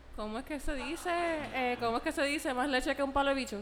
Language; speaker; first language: Spanish; native; Spanish